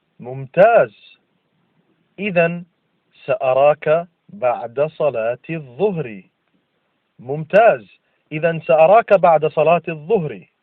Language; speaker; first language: Arabic; non-native, fluent; English